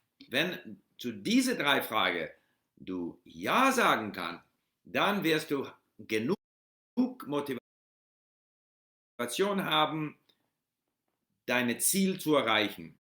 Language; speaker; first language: German; non-native, learner; English